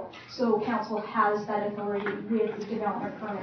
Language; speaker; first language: English; native; English